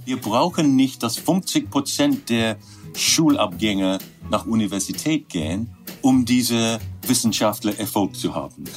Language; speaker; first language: German; non-native, fluent; English